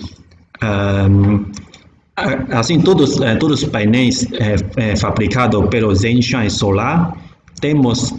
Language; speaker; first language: Portuguese; non-native, learner; Chinese